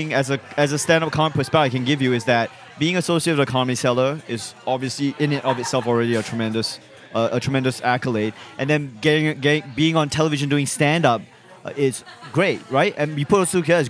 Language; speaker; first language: English; non-native, local second language; Chinese